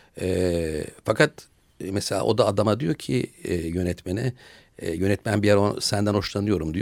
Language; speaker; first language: Turkish; native; Turkish